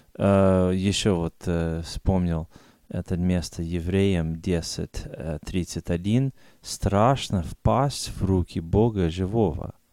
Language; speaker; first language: Russian; non-native, fluent; English